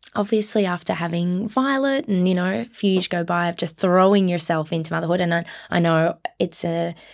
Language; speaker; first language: English; native; English